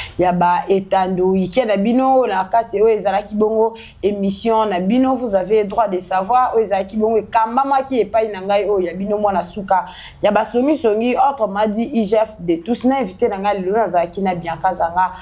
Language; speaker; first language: Lingala; non-native, local second language; Kongo